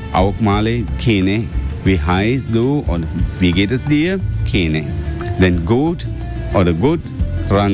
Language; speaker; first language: German; non-native, learner; Sinhala